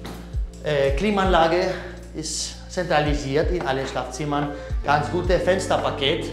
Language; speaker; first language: German; non-native, learner; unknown